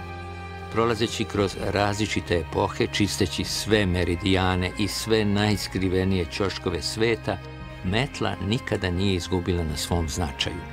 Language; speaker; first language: Serbian; native; Serbian